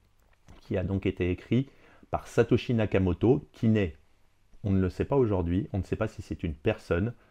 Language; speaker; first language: French; native; French